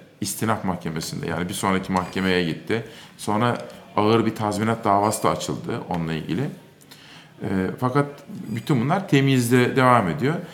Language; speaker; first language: Turkish; native; Turkish